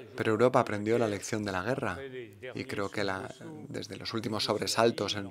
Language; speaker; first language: Spanish; non-native, fluent; German